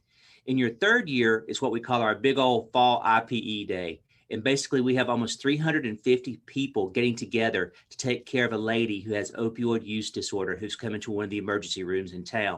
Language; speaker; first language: English; native; English